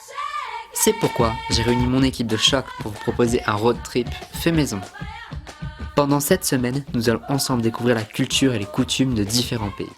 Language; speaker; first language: French; native; French